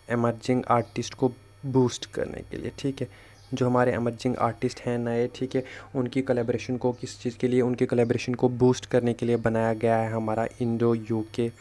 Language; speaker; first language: Hindi; non-native, local second language; Kashmiri